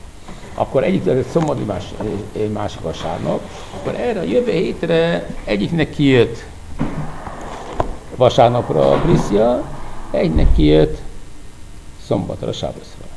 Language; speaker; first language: Hungarian; non-native, fluent; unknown